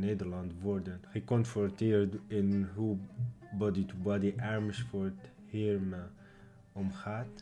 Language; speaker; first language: Dutch; non-native, learner; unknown